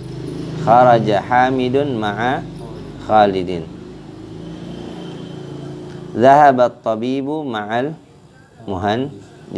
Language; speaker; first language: Arabic; non-native, fluent; Indonesian